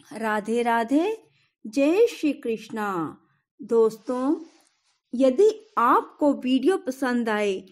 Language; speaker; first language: Hindi; native; Hindi